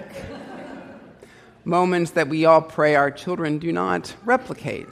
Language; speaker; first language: English; native; English